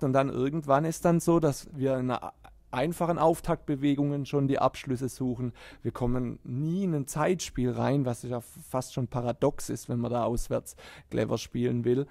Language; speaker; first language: German; native; German